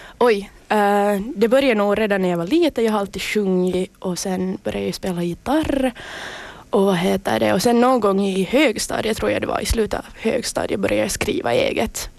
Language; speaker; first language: Swedish; native; Swedish